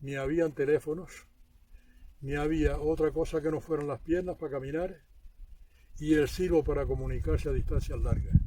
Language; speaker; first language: Spanish; native; Spanish